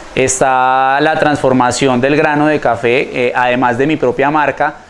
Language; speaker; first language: Spanish; native; Spanish